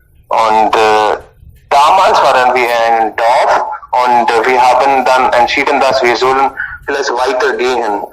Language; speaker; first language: German; non-native, learner; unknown